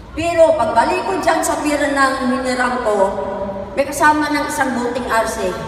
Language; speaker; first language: Filipino; non-native, local second language; Cebuano